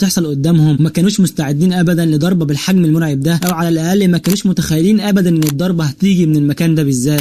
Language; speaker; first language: Arabic; native; Arabic